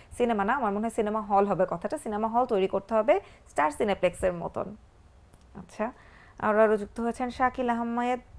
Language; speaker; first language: Bangla; native; Bangla